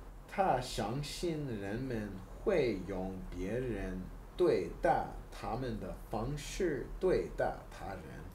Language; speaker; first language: Chinese; non-native, learner; English